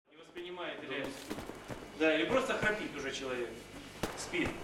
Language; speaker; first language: Russian; native; Russian